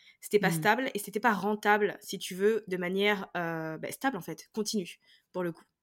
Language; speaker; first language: French; native; French